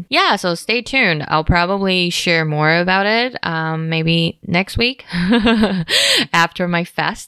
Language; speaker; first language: English; non-native, fluent; Chinese